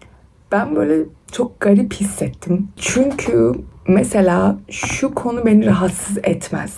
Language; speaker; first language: Turkish; early bilingual, other home language; Persian